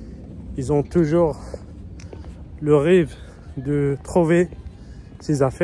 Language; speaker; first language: French; non-native, fluent; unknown